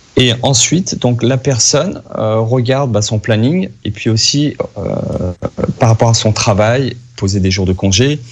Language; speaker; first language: French; native; French